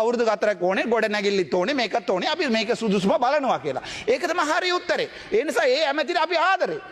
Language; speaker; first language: Sinhala; non-native, local second language; Tamil